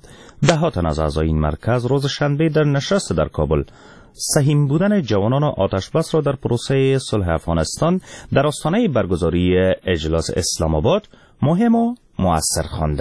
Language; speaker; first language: Persian; native; Persian